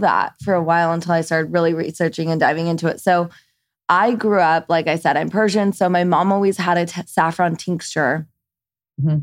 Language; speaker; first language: English; early bilingual, other home language; Persian